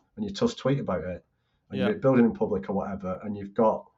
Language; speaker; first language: English; native; English